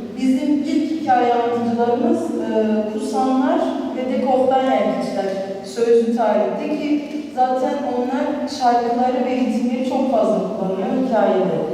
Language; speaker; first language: Turkish; non-native, local second language; Armenian